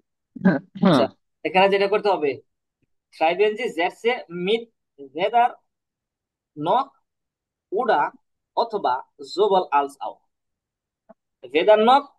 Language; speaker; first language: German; non-native, fluent; Bangla